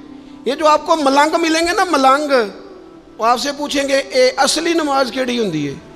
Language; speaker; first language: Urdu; non-native, local second language; Punjabi